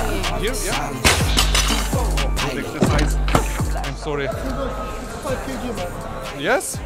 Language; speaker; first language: English; non-native, learner; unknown